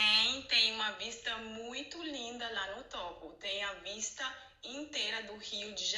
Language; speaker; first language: Portuguese; non-native, fluent; English